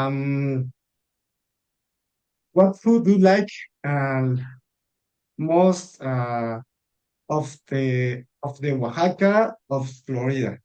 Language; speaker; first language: English; non-native, learner; Spanish